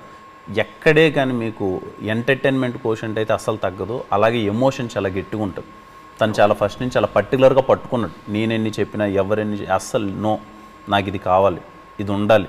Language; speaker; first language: Telugu; native; Telugu